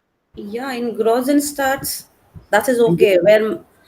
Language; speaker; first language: German; non-native, learner; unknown